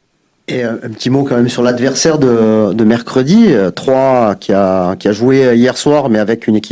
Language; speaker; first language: French; native; French